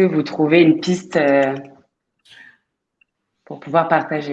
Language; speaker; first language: French; native; French